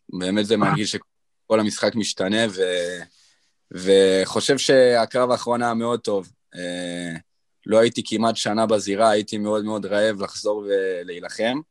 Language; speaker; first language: Hebrew; native; Hebrew